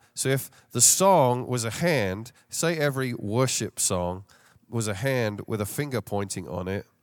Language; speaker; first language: English; native; English